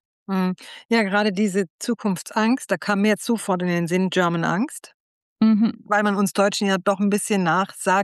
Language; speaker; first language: German; native; German